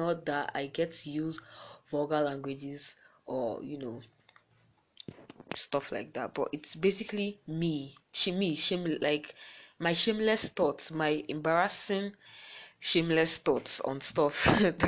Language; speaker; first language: English; non-native, local second language; Igbo